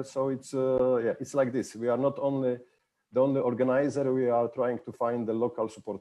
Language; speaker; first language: English; non-native, fluent; Polish